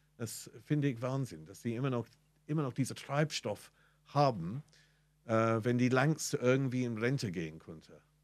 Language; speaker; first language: German; non-native, fluent; English